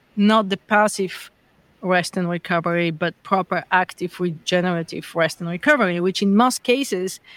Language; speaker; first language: English; non-native, fluent; Bulgarian